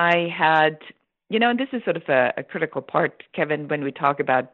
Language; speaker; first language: English; non-native, fluent; German